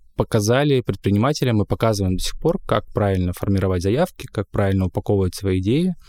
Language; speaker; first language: Russian; native; Russian